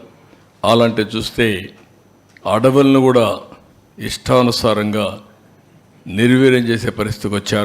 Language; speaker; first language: Telugu; native; Telugu